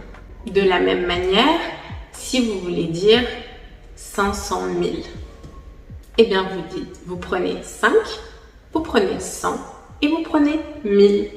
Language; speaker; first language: French; native; French